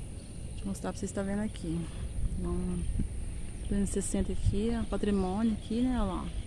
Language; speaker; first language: Portuguese; native; Portuguese